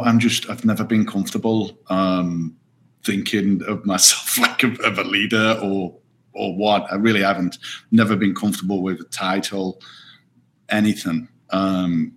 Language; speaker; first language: English; native; English